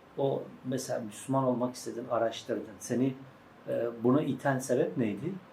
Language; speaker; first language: Turkish; native; Turkish